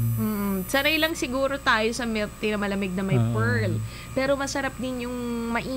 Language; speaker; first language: Filipino; native; Filipino